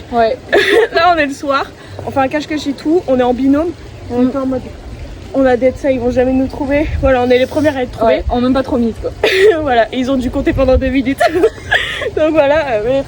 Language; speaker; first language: French; native; French